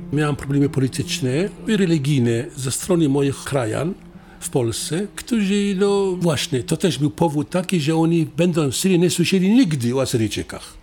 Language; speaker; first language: Polish; non-native, fluent; Assyrian Neo-Aramaic